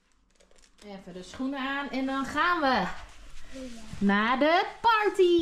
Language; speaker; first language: Dutch; native; Dutch